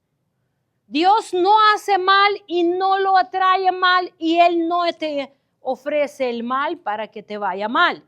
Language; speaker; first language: Spanish; non-native, fluent; Ukrainian